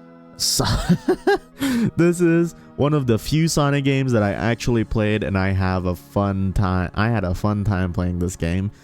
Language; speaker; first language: English; native; English